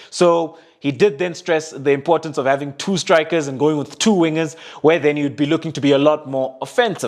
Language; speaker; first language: English; non-native, local second language; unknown